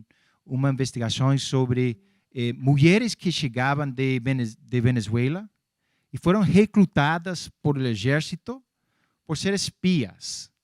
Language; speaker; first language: Portuguese; non-native, fluent; English